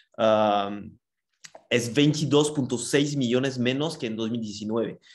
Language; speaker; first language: Spanish; non-native, fluent; French